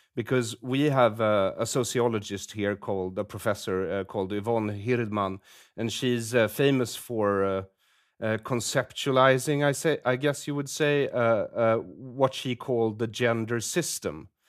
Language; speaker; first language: English; non-native, fluent; Swedish